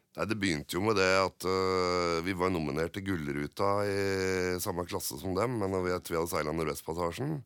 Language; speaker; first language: Norwegian; native; Norwegian